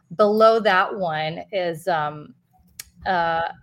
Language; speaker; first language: English; non-native, fluent; Spanish